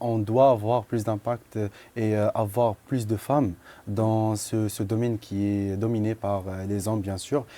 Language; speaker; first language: French; non-native, local second language; Arabic